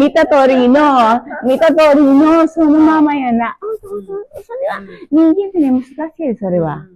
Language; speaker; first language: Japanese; non-native, learner; Filipino